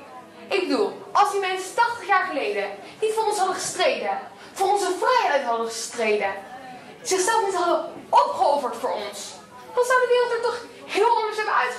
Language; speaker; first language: Dutch; native; Dutch